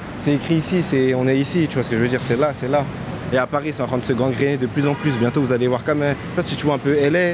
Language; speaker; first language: French; native; French